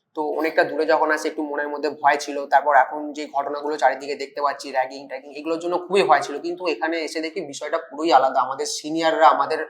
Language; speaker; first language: Bangla; native; Bangla